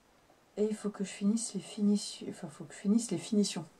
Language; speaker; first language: French; native; French